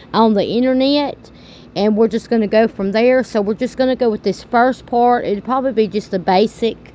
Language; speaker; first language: English; native; English